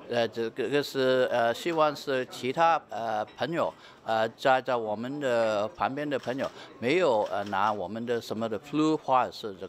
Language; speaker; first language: Chinese; early bilingual, heritage; Chinese